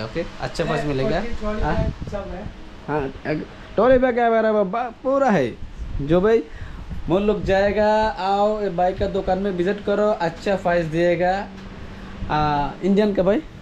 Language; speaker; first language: Hindi; non-native, learner; Bangla